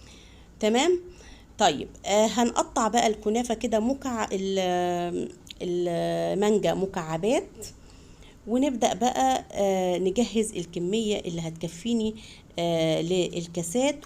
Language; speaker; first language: Arabic; native; Arabic